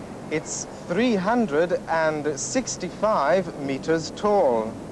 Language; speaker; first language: English; non-native, fluent; German